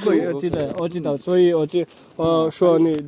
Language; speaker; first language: Chinese; non-native, learner; Bangla